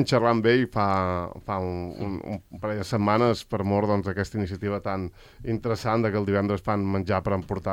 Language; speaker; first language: Catalan; native; Catalan